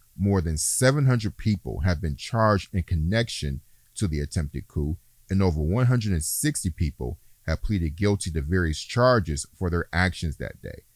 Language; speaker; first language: English; native; English